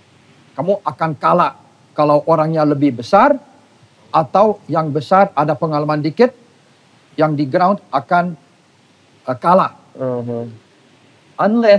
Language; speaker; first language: Indonesian; non-native, fluent; English